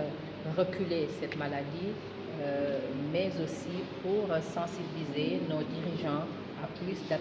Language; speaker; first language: French; non-native, local second language; Wolof